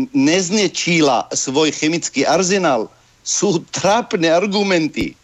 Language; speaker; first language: Slovak; non-native, fluent; Arabic